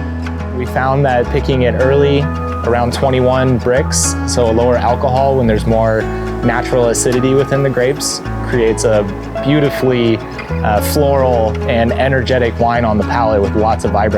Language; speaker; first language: English; native; English